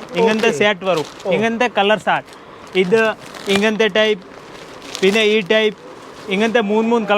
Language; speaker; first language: Malayalam; non-native, local second language; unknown